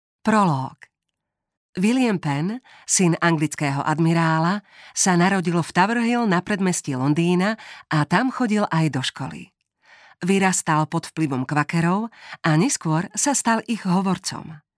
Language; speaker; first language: Slovak; native; Slovak